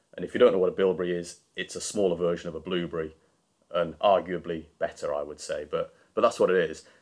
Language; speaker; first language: English; native; English